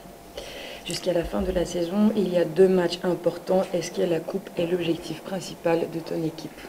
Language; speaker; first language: French; non-native, fluent; Bulgarian